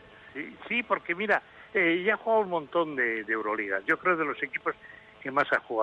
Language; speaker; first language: Spanish; native; Spanish